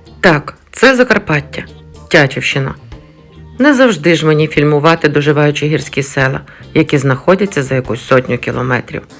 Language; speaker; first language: Ukrainian; native; Ukrainian